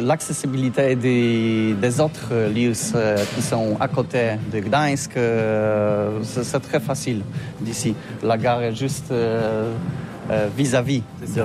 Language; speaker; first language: French; non-native, learner; Polish